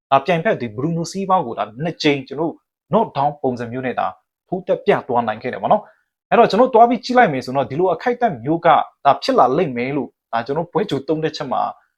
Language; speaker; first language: Burmese; native; Burmese